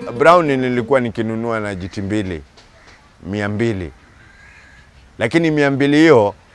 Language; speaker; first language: Swahili; native; Swahili